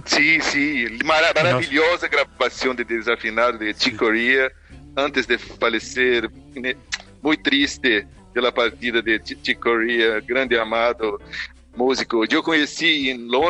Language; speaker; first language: Spanish; non-native, learner; Portuguese